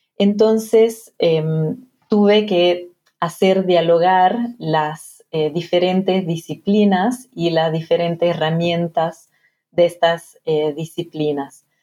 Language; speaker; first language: Spanish; non-native, fluent; Italian